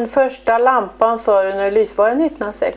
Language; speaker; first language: Swedish; native; Swedish